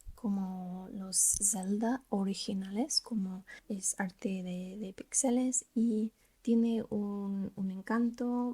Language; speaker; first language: Spanish; non-native, learner; English